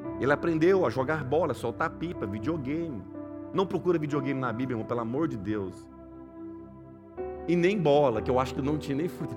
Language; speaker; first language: Portuguese; native; Portuguese